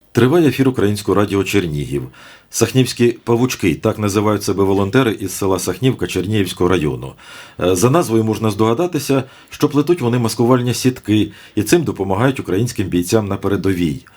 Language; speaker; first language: Ukrainian; native; Ukrainian